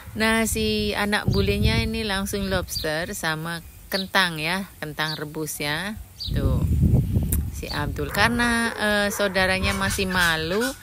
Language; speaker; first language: Indonesian; non-native, local second language; Javanese